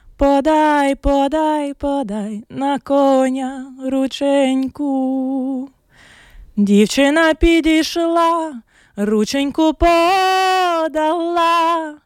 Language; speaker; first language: Ukrainian; non-native, local second language; Russian